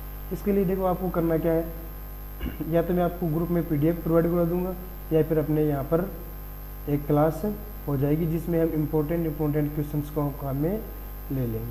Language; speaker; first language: Hindi; native; Hindi